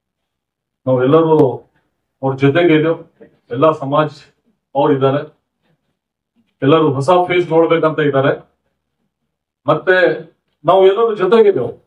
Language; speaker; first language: Kannada; non-native, local second language; Urdu